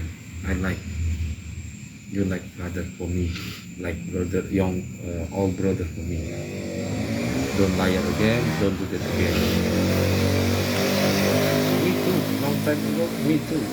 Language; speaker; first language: English; non-native, learner; Indonesian